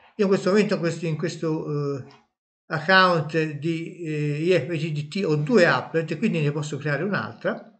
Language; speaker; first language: Italian; native; Italian